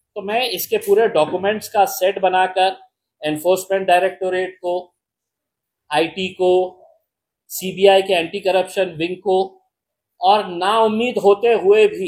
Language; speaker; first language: Hindi; non-native, local second language; Marathi